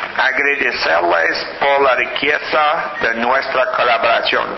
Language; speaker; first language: Spanish; non-native, learner; English